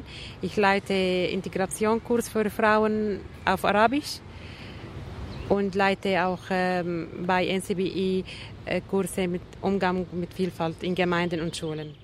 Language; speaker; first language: German; non-native, learner; Arabic